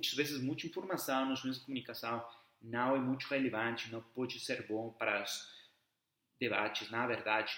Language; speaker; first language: Portuguese; non-native, fluent; Spanish